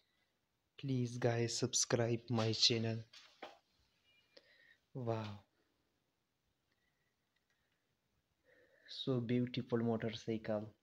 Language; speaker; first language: English; non-native, learner; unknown